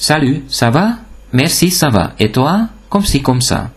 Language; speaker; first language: French; non-native, fluent; Hungarian